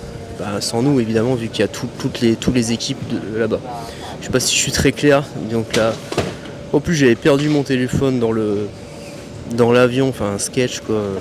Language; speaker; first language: French; native; French